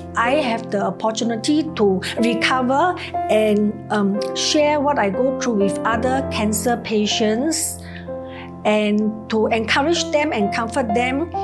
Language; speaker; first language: English; non-native, local second language; Cantonese